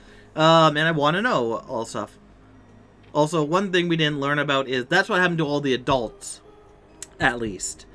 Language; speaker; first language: English; native; English